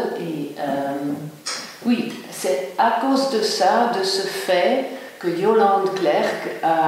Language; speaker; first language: French; non-native, local second language; German